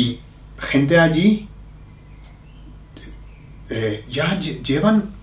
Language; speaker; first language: Spanish; non-native, fluent; English